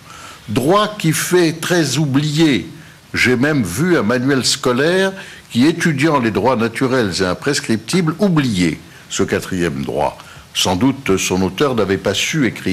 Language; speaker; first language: French; native; French